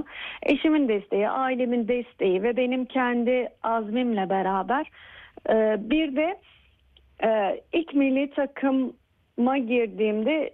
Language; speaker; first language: Turkish; native; Turkish